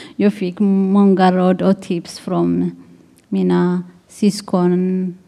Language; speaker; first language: Swedish; non-native, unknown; Tigrinya